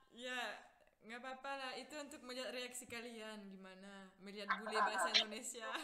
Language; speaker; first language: Indonesian; non-native, fluent; French